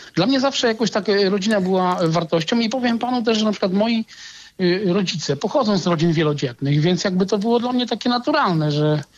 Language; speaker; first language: Polish; native; Polish